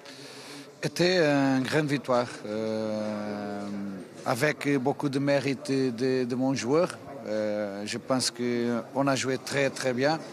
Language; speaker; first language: French; non-native, fluent; Portuguese